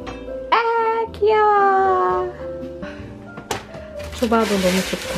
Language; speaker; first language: Korean; non-native, fluent; Indonesian